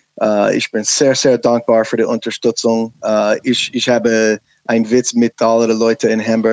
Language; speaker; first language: German; non-native, learner; English